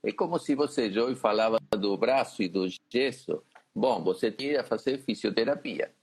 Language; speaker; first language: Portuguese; non-native, fluent; Spanish